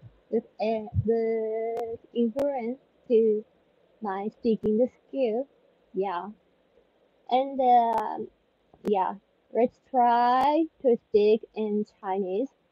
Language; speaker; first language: English; non-native, learner; Japanese